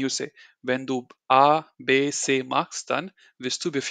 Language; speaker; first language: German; non-native, fluent; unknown